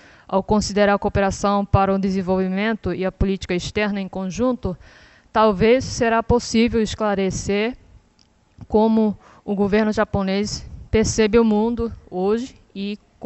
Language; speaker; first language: Portuguese; non-native, fluent; Japanese